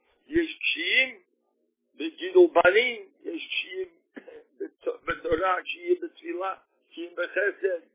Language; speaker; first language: Hebrew; non-native, fluent; Yiddish